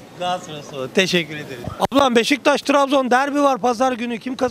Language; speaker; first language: Turkish; native; Turkish